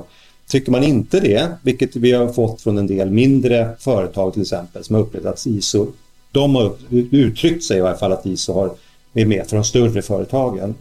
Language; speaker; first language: Swedish; native; Swedish